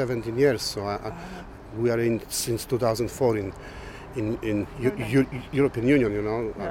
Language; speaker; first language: English; non-native, learner; Polish